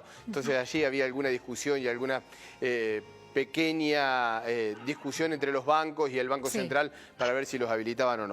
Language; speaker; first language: Spanish; native; Spanish